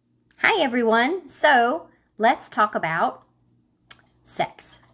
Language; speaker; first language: English; native; English